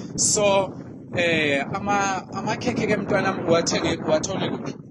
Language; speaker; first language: Zulu; native; Zulu